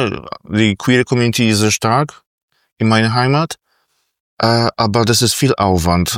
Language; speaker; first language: German; non-native, fluent; Polish